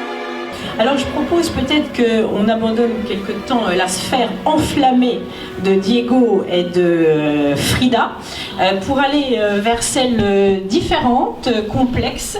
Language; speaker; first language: French; native; French